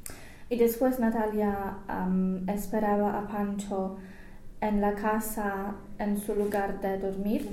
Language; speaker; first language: Spanish; non-native, learner; English